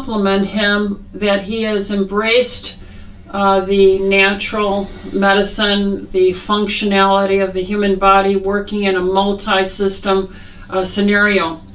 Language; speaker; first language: English; native; English